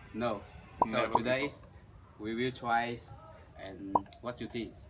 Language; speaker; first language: English; non-native, learner; Vietnamese